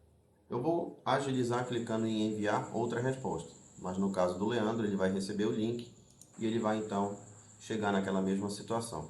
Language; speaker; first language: Portuguese; native; Portuguese